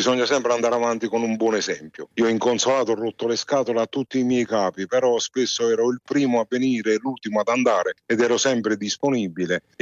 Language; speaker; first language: Italian; non-native, local second language; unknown